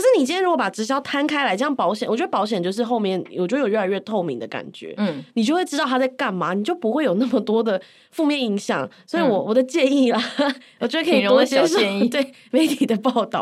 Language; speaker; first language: Chinese; native; Chinese